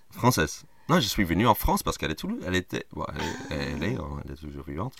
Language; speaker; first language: French; non-native, fluent; English